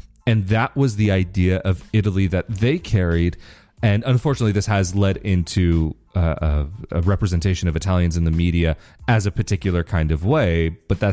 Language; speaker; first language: English; native; English